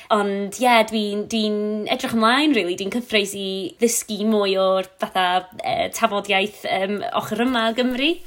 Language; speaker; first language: Welsh; non-native, local second language; English